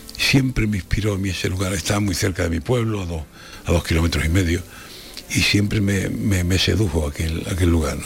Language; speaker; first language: Spanish; native; Spanish